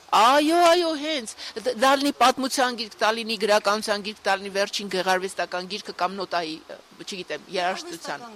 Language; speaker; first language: Armenian; native; Armenian